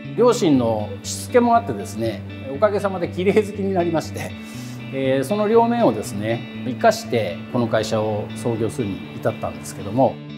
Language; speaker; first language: Japanese; native; Japanese